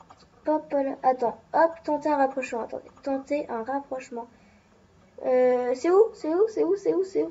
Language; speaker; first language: French; native; French